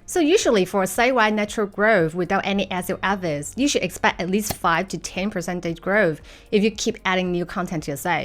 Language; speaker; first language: English; non-native, fluent; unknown